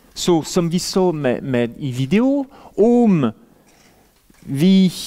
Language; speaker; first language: Swedish; non-native, fluent; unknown